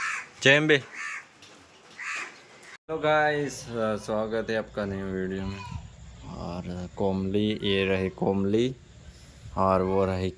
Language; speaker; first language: Hindi; non-native, local second language; Gujarati